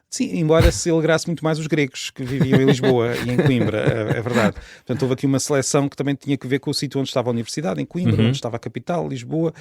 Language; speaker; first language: Portuguese; native; Portuguese